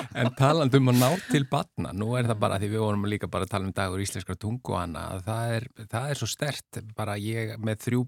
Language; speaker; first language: Icelandic; native; Icelandic